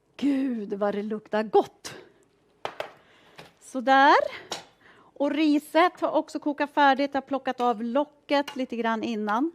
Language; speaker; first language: Swedish; native; Swedish